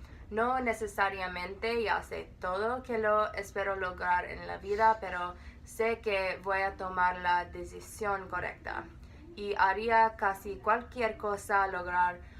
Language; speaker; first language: Spanish; non-native, learner; English